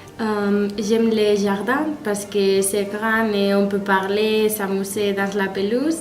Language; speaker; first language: French; non-native, learner; Spanish